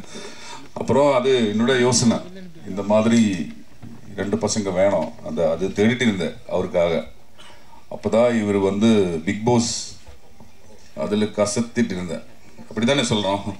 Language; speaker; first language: Tamil; non-native, learner; Malayalam